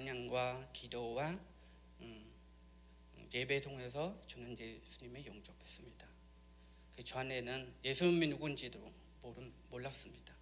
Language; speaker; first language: Korean; non-native, learner; Khmer